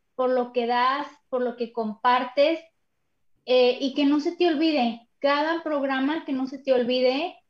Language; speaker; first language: Spanish; native; Spanish